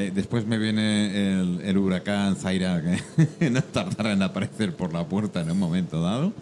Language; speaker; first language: Spanish; native; Spanish